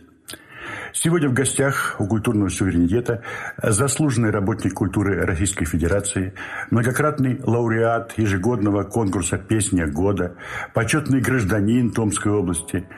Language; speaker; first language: Russian; native; Russian